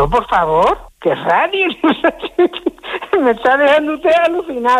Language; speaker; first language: Spanish; native; Spanish